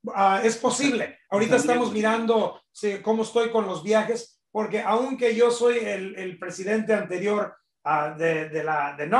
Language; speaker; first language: Spanish; early bilingual, heritage; Spanish